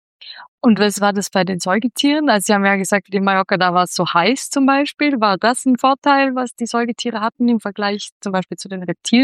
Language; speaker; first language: German; native; German